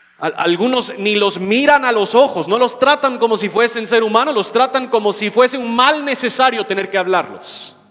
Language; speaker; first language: Spanish; non-native, fluent; English